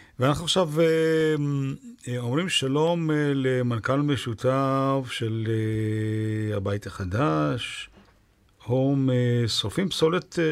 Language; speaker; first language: Hebrew; native; Hebrew